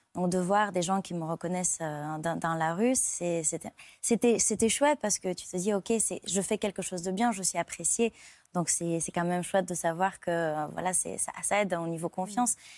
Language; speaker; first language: French; non-native, fluent; Bulgarian